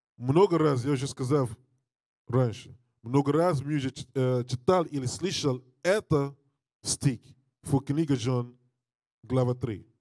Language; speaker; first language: Russian; non-native, learner; English